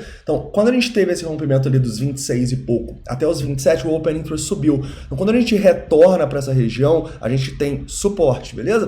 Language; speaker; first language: Portuguese; native; Portuguese